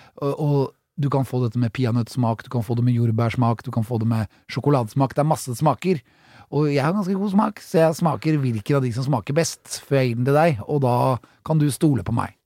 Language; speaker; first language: Norwegian; native; Norwegian